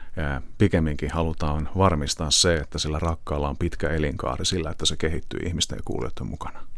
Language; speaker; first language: Finnish; native; Finnish